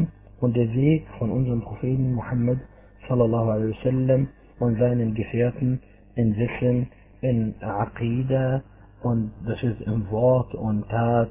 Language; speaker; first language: German; non-native, fluent; Arabic